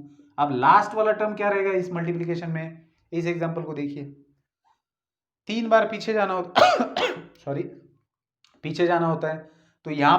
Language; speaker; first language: Hindi; native; Hindi